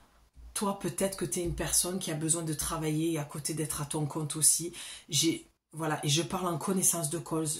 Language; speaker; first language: French; native; French